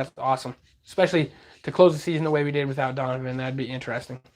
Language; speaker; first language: English; native; English